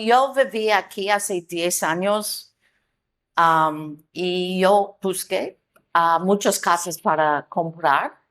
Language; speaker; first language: Spanish; non-native, learner; English